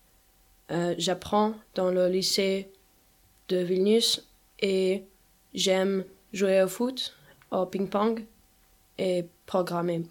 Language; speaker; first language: French; non-native, learner; Lithuanian